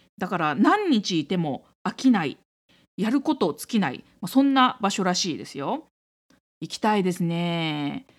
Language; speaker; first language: Japanese; native; Japanese